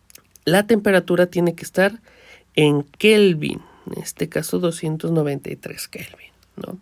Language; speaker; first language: Spanish; native; Spanish